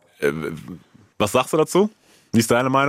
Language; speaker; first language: German; native; German